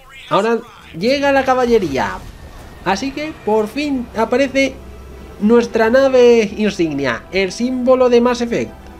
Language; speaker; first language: Spanish; native; Spanish